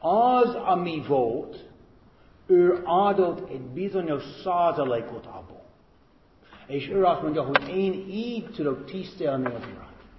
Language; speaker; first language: Hungarian; non-native, fluent; English